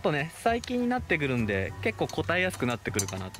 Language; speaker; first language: Japanese; native; Japanese